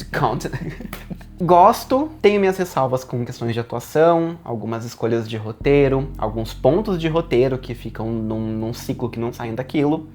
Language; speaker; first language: Portuguese; native; Portuguese